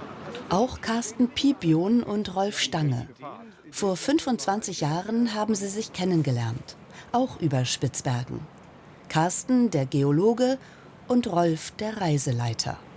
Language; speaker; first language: German; native; German